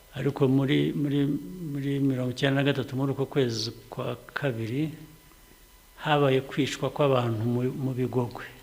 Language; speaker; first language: Kinyarwanda; early bilingual, heritage; Kinyarwanda